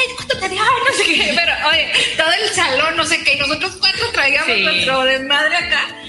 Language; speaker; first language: Spanish; native; Spanish